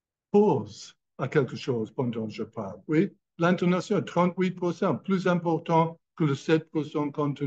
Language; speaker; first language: French; non-native, fluent; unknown